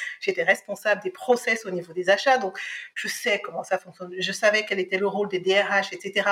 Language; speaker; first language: French; early bilingual, other home language; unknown